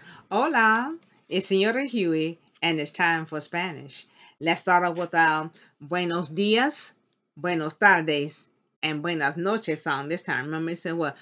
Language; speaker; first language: English; native; English